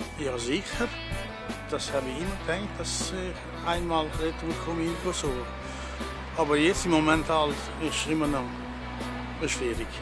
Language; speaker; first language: German; non-native, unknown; Albanian